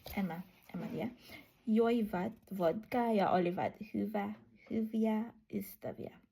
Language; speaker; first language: Finnish; non-native, learner; Filipino